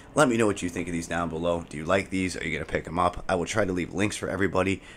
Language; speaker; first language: English; native; English